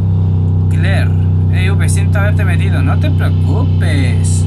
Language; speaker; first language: Spanish; native; Spanish